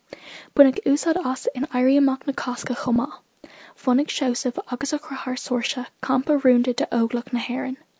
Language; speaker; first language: Irish; non-native, local second language; English